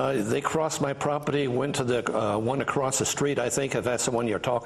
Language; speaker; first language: English; native; English